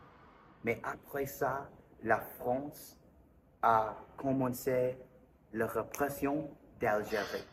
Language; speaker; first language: French; non-native, learner; English